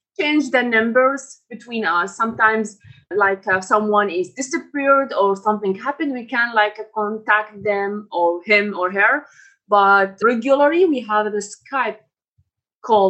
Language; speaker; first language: English; non-native, fluent; Arabic